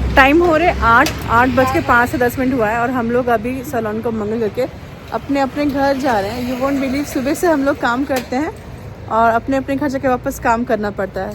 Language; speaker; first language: Hindi; native; Hindi